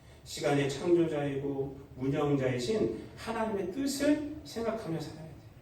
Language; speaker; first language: Korean; native; Korean